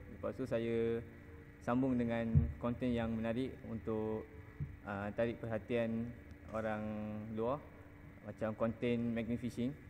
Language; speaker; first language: Malay; non-native, local second language; Tamil